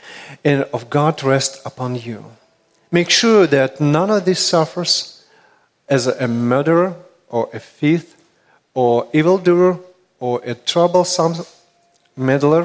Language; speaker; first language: English; non-native, fluent; Russian